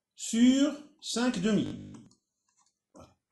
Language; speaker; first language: French; non-native, local second language; Arabic